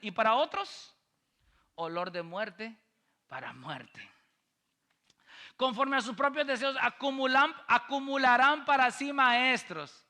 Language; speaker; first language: Spanish; native; Spanish